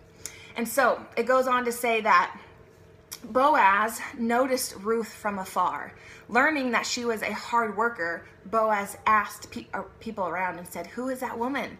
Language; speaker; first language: English; native; English